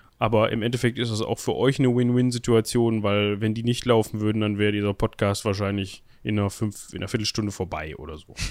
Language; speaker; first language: German; native; German